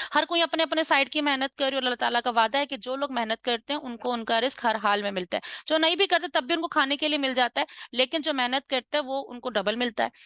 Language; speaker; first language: Urdu; non-native, local second language; Punjabi